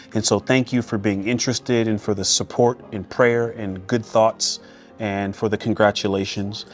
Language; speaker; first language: English; native; English